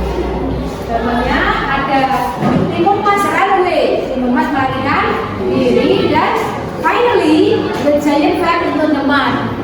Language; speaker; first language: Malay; non-native, local second language; Javanese